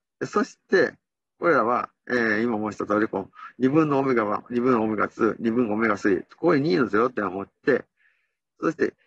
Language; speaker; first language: Japanese; native; Japanese